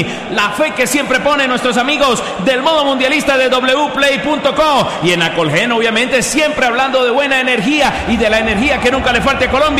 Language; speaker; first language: Spanish; native; Spanish